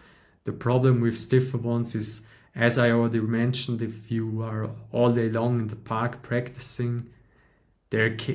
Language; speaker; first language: English; non-native, fluent; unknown